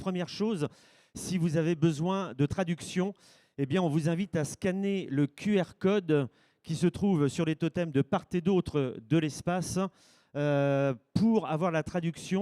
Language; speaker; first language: French; native; French